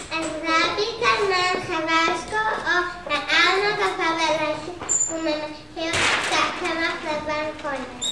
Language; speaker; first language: Hebrew; non-native, learner; English